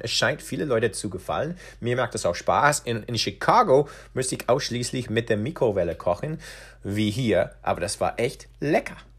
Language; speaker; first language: German; non-native, fluent; English